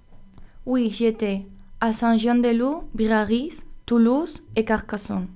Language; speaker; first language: French; non-native, learner; Spanish